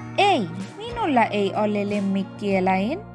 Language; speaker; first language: Finnish; non-native, learner; Bangla